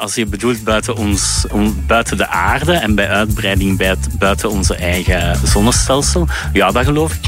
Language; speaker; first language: Dutch; native; Dutch